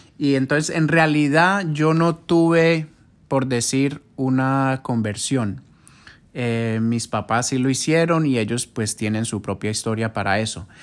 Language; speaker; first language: Spanish; early bilingual, heritage; Spanish